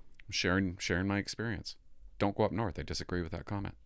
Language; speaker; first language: English; native; English